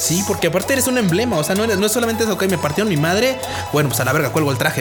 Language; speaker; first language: Spanish; native; Spanish